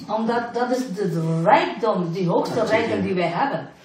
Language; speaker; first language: Dutch; non-native, fluent; Indonesian